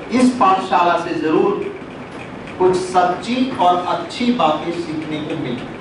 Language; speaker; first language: Hindi; non-native, local second language; Gujarati